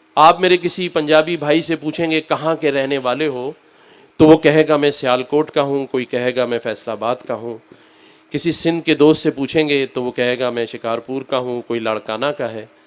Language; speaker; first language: Urdu; native; Urdu